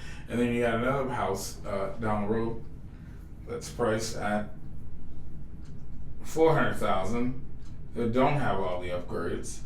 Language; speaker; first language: English; native; English